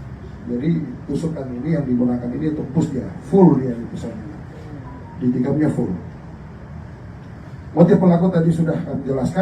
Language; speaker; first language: Indonesian; native; Indonesian